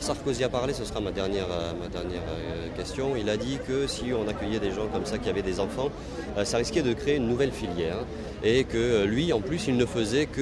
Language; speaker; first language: French; native; French